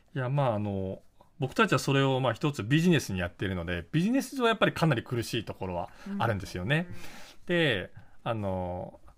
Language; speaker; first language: Japanese; native; Japanese